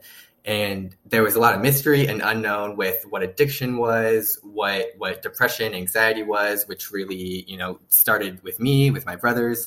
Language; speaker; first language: English; native; English